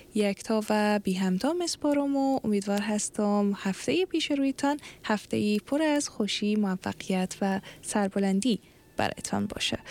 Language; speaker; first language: Persian; native; Persian